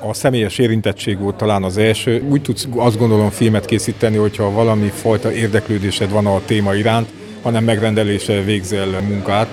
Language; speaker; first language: Hungarian; native; Hungarian